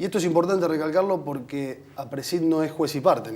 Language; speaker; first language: Spanish; native; Spanish